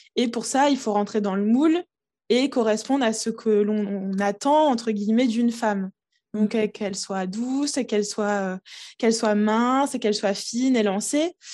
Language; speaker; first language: French; early bilingual, other home language; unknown